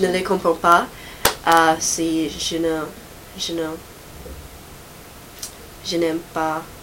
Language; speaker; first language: French; non-native, learner; English